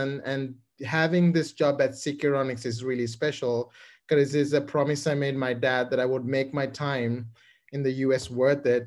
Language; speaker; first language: English; non-native, local second language; Sinhala